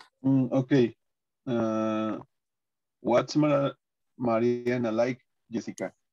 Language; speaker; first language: English; non-native, learner; Spanish